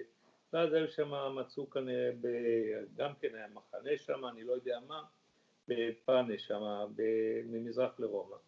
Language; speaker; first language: Hebrew; early bilingual, other home language; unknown